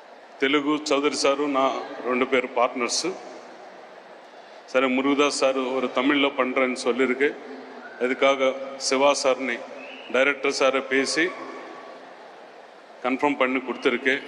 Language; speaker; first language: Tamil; non-native, learner; Telugu